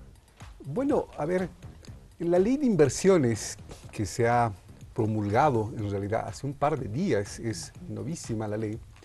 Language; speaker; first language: Spanish; native; Spanish